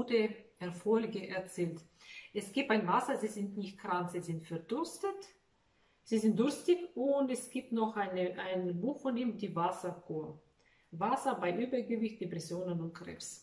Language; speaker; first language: German; non-native, fluent; Russian